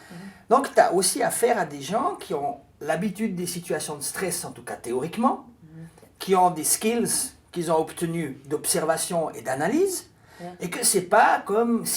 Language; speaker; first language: French; native; French